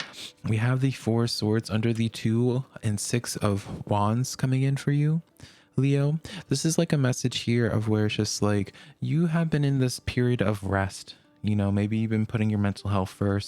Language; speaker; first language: English; native; English